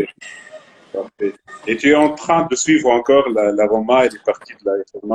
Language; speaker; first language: French; non-native, local second language; Arabic